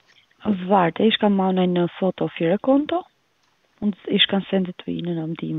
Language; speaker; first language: German; non-native, learner; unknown